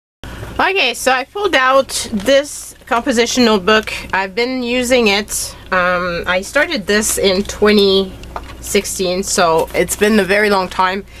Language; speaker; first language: English; native; English